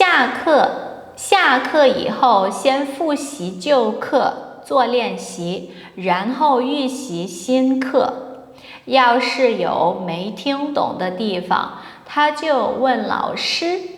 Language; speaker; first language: Chinese; non-native, fluent; Portuguese